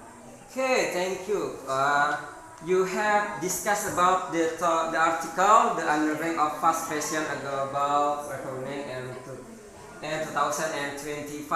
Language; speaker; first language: English; non-native, fluent; Indonesian